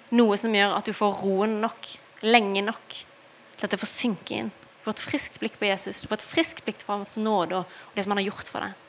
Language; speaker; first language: Norwegian; early bilingual, heritage; Norwegian